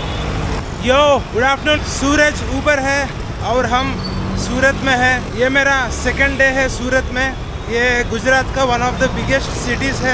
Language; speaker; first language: Hindi; non-native, local second language; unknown